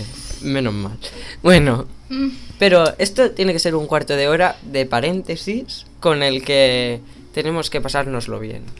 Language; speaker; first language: Spanish; native; Spanish